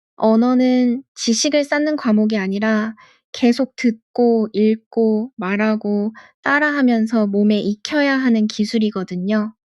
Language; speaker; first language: Korean; non-native, fluent; Arabic